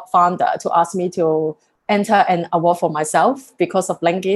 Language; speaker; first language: English; non-native, local second language; Cantonese